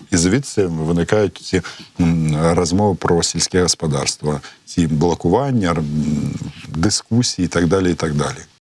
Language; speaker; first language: Ukrainian; non-native, local second language; Russian